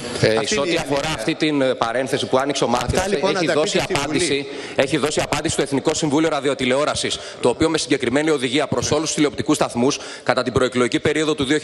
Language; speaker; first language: Greek; native; Greek